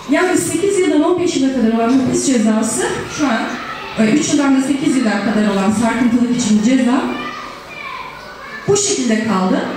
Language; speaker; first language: Turkish; native; Turkish